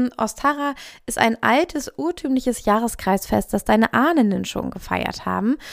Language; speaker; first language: German; native; German